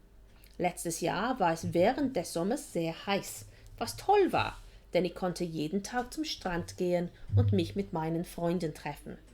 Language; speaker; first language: German; non-native, fluent; English